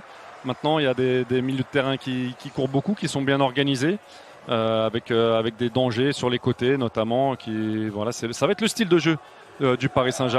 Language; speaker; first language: French; native; French